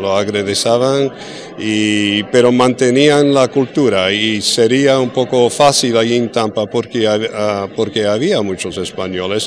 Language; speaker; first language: Spanish; early bilingual, heritage; English